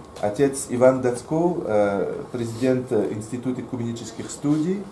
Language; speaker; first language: Russian; non-native, fluent; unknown